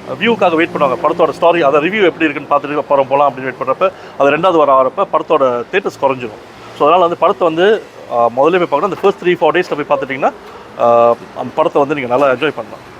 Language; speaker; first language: Tamil; native; Tamil